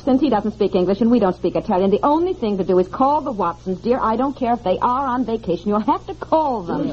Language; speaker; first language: English; native; English